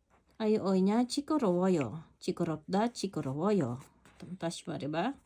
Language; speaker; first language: Korean; non-native, learner; Filipino